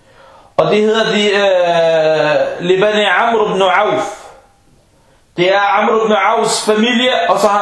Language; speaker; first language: Danish; early bilingual, other home language; Urdu